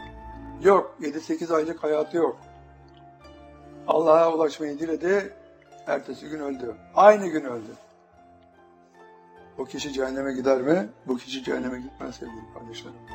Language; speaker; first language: Turkish; native; Turkish